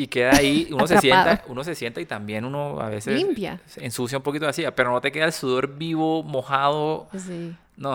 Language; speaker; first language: Spanish; native; Spanish